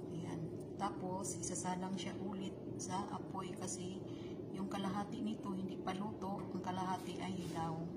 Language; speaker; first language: Filipino; non-native, local second language; Cebuano